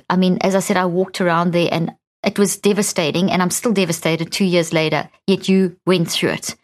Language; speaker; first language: English; native; English